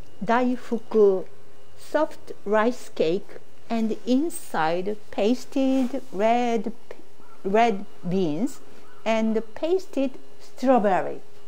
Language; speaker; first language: English; non-native, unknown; Japanese